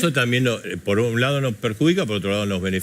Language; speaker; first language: Spanish; native; Spanish